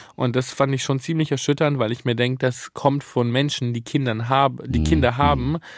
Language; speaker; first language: German; early bilingual, other home language; Italian